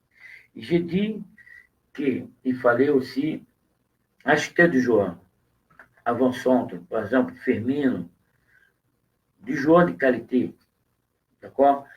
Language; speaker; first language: French; non-native, fluent; Portuguese